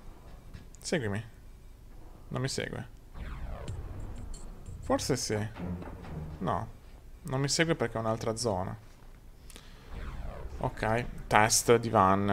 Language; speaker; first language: Italian; native; Italian